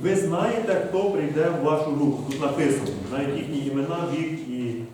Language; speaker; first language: Ukrainian; native; Ukrainian